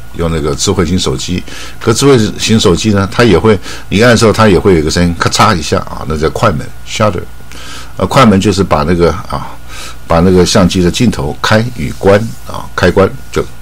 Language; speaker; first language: Chinese; native; Chinese